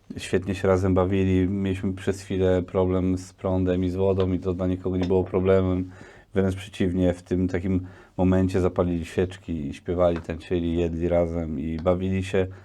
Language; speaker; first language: Polish; native; Polish